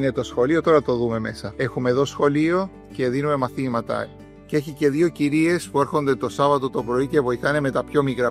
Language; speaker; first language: Greek; early bilingual, heritage; Greek